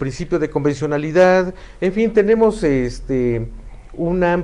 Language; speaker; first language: Spanish; native; Spanish